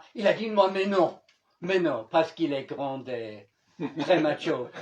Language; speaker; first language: French; non-native, fluent; English